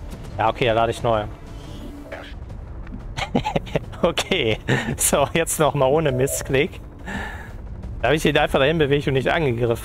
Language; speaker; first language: German; native; German